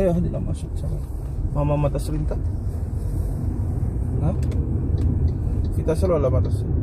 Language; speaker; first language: Arabic; non-native, learner; Indonesian